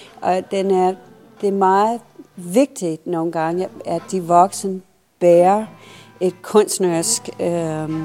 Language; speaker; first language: Danish; non-native, fluent; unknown